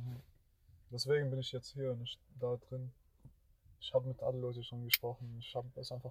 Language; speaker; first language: German; non-native, learner; Arabic